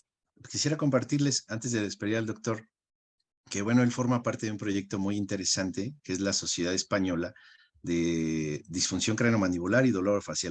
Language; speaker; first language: Spanish; native; Spanish